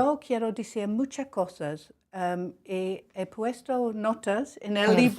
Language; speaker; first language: Spanish; non-native, learner; English